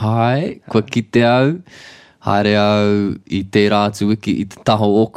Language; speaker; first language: Māori; non-native, local second language; English